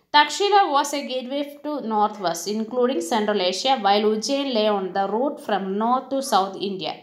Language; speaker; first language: English; non-native, local second language; Malayalam